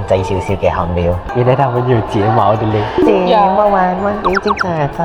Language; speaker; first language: Chinese; native; Chinese